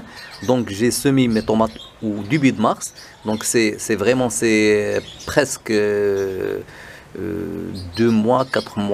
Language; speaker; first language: French; non-native, local second language; Arabic